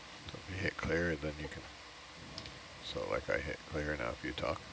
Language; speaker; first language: English; native; English